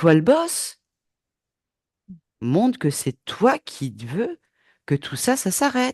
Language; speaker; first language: French; native; French